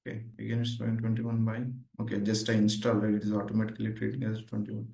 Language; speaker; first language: English; non-native, local second language; Telugu